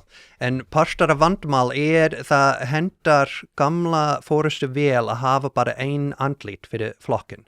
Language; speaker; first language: Icelandic; non-native, learner; English